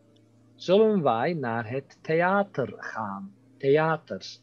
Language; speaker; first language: Dutch; non-native, fluent; Turkish